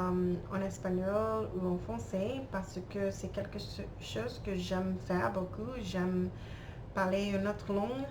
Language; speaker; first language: French; non-native, learner; English